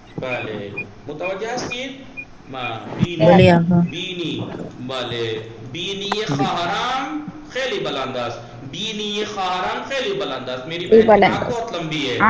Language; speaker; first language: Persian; non-native, fluent; Urdu